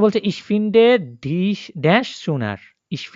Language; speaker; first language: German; non-native, fluent; Bangla